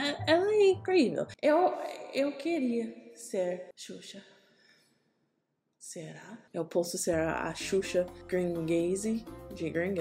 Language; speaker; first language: Portuguese; non-native, learner; English